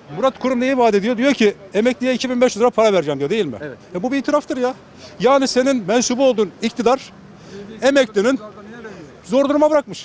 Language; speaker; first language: Turkish; native; Turkish